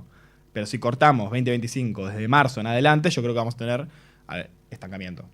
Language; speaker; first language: Spanish; native; Spanish